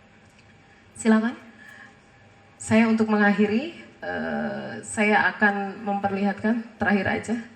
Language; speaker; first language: Indonesian; native; Indonesian